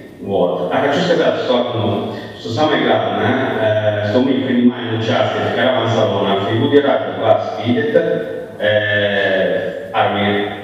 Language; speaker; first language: Russian; non-native, learner; Italian